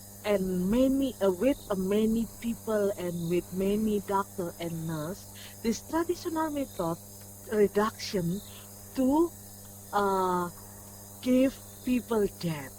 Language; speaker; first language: English; non-native, learner; Indonesian